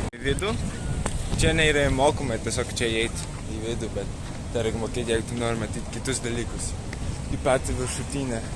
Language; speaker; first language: Lithuanian; early bilingual, heritage; Lithuanian